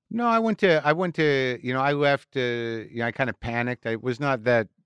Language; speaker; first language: English; native; English